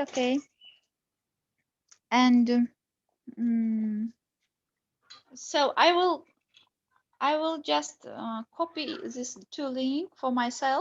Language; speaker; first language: English; non-native, learner; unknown